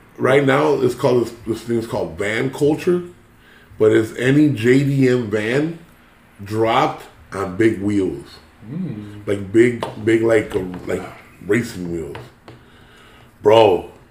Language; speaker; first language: English; early bilingual, other home language; Spanish